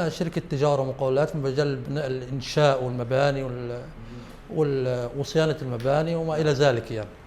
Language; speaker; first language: Arabic; native; Arabic